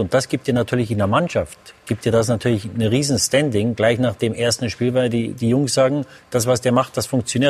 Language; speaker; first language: German; native; German